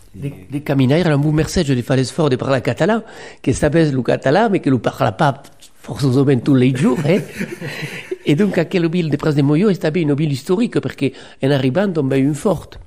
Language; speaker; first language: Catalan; non-native, local second language; French